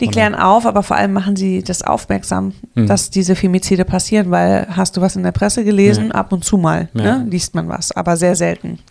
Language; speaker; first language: German; native; German